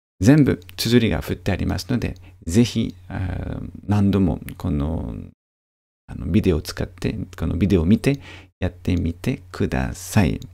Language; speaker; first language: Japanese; non-native, fluent; French